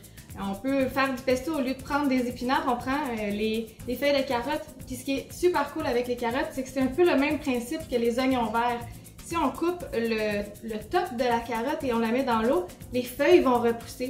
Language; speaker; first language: French; native; French